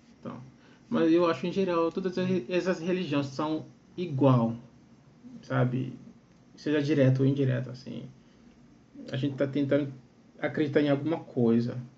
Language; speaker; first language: Portuguese; non-native, fluent; Akan